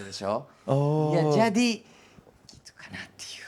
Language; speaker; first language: Indonesian; non-native, learner; Japanese